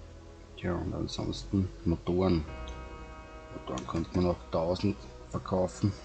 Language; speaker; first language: German; native; German